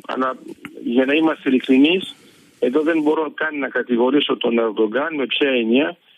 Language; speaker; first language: Greek; early bilingual, heritage; Greek